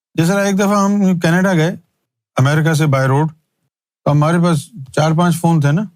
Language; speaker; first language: Urdu; native; Urdu